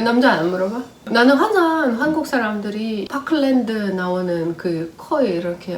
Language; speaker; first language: Korean; non-native, fluent; Russian